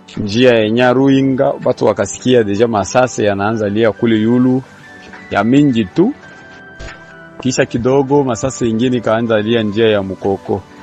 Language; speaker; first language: Swahili; native; Swahili